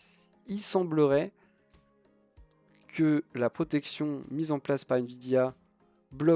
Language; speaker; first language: French; native; French